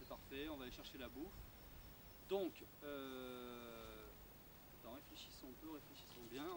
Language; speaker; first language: French; native; French